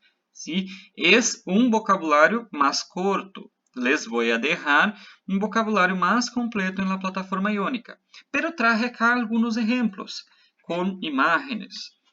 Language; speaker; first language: Spanish; non-native, fluent; Portuguese